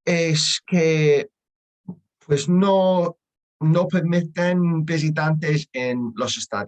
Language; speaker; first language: Spanish; non-native, learner; English